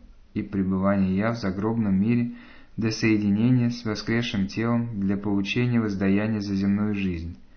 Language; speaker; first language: Russian; native; Russian